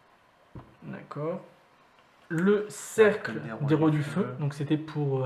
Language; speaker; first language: French; native; French